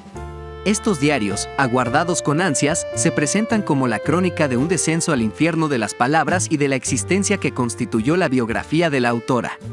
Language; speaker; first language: Spanish; native; Spanish